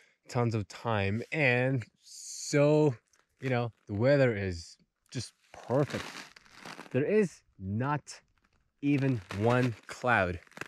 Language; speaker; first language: English; non-native, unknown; Japanese